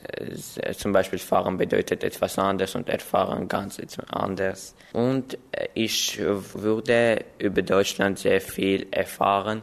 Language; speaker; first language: German; non-native, learner; Armenian